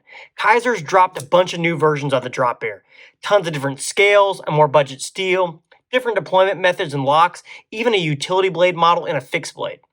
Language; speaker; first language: English; native; English